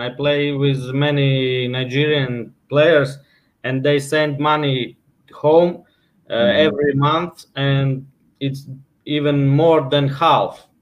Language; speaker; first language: English; non-native, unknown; Latvian